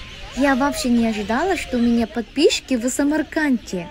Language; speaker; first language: Russian; non-native, learner; Korean